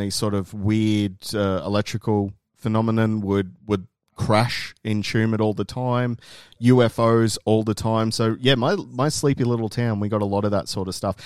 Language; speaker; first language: English; native; English